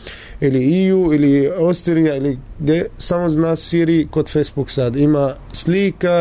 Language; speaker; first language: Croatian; non-native, learner; Arabic